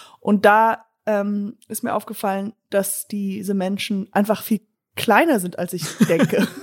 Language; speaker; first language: German; non-native, fluent; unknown